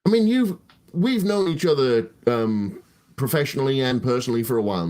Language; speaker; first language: English; native; English